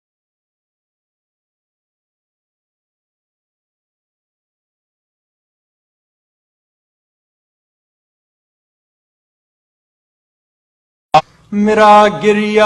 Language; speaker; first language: Urdu; non-native, fluent; English